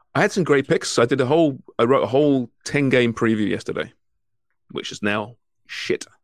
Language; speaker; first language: English; native; English